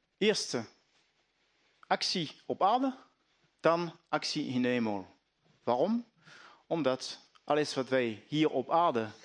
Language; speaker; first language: Dutch; non-native, fluent; French